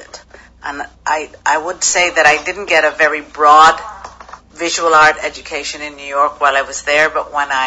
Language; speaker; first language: English; native; English